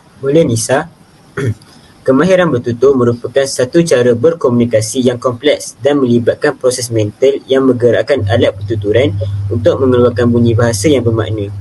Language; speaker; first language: Malay; native; Malay